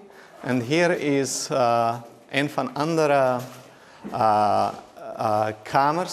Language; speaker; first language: Dutch; non-native, learner; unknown